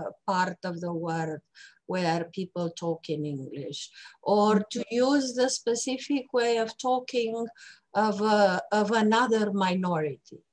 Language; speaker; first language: English; non-native, fluent; Romanian